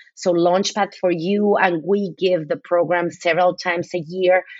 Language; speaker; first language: English; non-native, fluent; Spanish